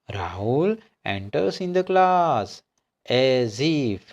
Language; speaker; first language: English; non-native, local second language; Gujarati